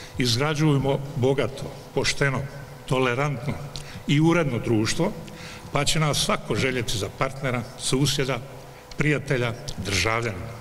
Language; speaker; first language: Bosnian; native; Bosnian